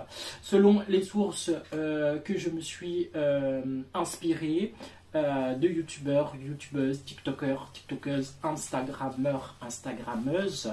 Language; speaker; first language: French; native; French